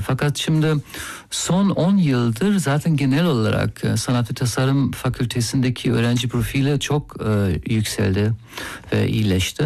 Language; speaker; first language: Turkish; non-native, fluent; German